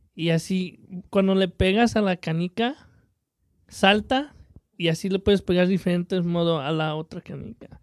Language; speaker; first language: Spanish; native; Spanish